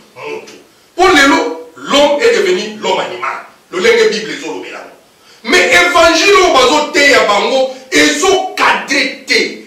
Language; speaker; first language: Lingala; non-native, local second language; Kongo